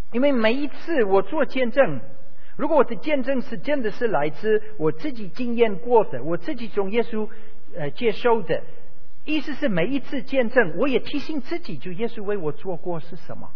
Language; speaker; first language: Chinese; non-native, fluent; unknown